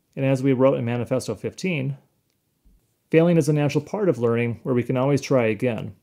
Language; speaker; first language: English; native; English